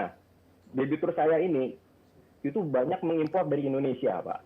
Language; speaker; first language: Indonesian; native; Indonesian